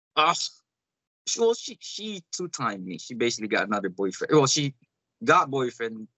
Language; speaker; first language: English; non-native, local second language; Cebuano